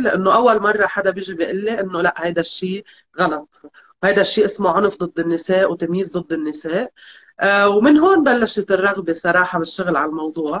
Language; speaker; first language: Arabic; native; Arabic